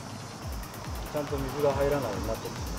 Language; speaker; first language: Japanese; native; Japanese